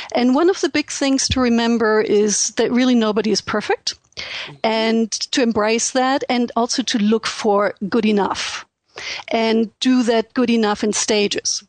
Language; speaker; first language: English; non-native, fluent; German